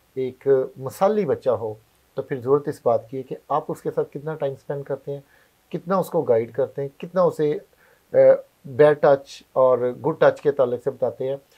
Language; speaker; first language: Urdu; non-native, local second language; Punjabi